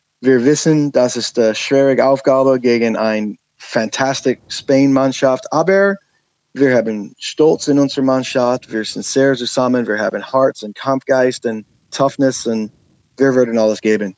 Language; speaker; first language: German; non-native, learner; English